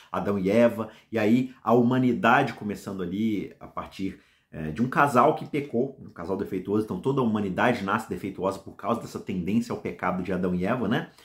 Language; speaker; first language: Portuguese; native; Portuguese